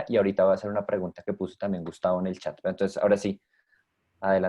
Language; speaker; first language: Spanish; native; Spanish